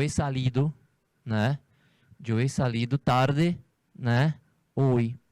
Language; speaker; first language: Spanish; non-native, fluent; Portuguese